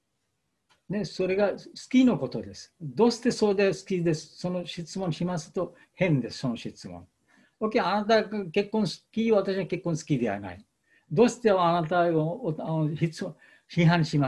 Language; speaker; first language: Japanese; non-native, fluent; Bangla